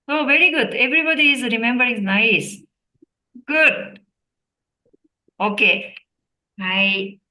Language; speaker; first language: English; non-native, learner; Japanese